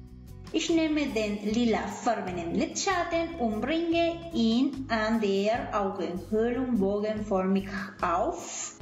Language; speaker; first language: German; non-native, fluent; Spanish